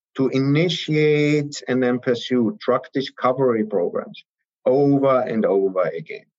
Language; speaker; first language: English; non-native, fluent; German